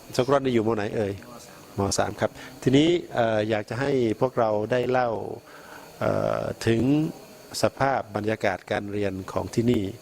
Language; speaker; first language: Thai; native; Thai